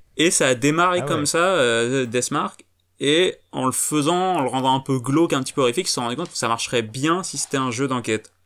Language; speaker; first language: French; native; French